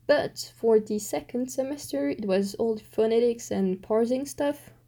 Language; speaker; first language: English; non-native, fluent; French